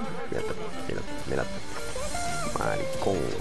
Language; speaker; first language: Spanish; native; Spanish